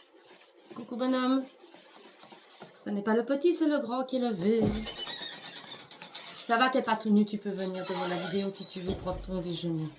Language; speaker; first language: French; native; French